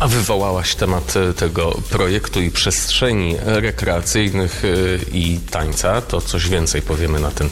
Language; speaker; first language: Polish; native; Polish